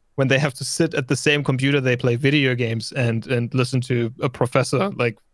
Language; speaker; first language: English; non-native, fluent; German